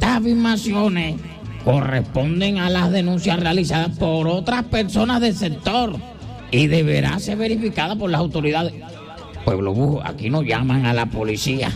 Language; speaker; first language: Spanish; native; Spanish